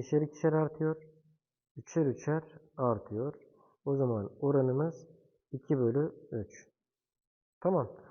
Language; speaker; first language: Turkish; native; Turkish